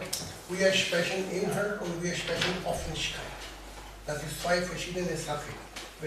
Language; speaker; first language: German; non-native, learner; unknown